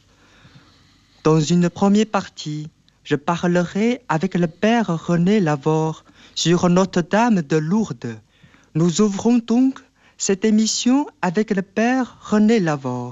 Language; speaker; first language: French; non-native, fluent; Chinese